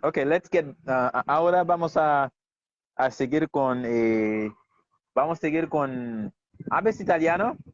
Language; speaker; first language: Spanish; non-native, fluent; Haitian Creole